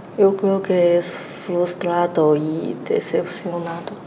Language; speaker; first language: Spanish; non-native, learner; Chinese